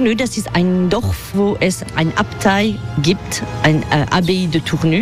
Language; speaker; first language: German; non-native, fluent; French